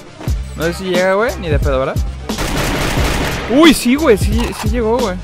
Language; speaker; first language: Spanish; native; Spanish